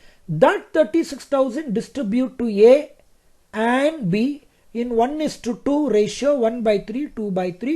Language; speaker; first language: English; non-native, local second language; Kannada